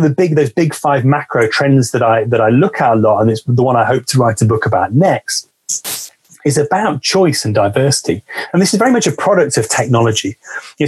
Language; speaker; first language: English; native; English